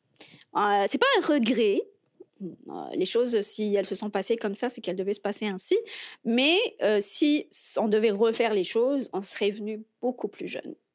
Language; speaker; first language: French; non-native, local second language; Arabic